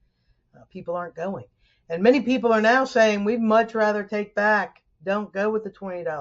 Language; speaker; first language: English; native; English